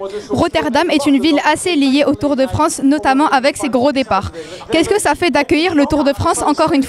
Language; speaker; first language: French; native; French